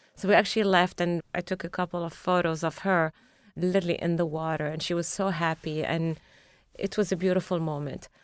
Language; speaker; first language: English; non-native, fluent; Arabic